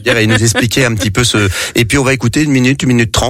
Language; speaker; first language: French; native; French